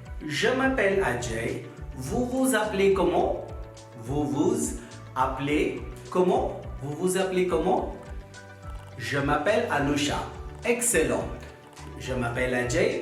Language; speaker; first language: French; non-native, fluent; Tamil